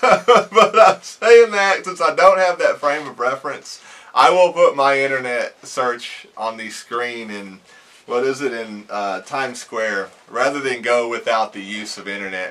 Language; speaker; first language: English; native; English